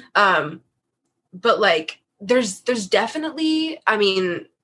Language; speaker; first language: English; native; English